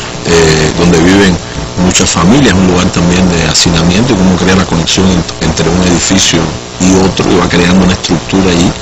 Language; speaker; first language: Spanish; native; Spanish